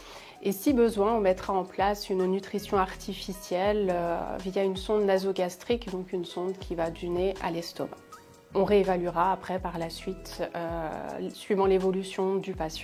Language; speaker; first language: French; native; French